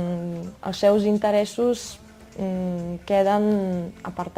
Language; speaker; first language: Catalan; non-native, fluent; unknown